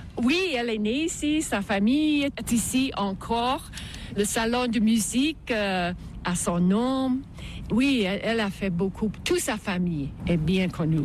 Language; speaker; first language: French; non-native, learner; English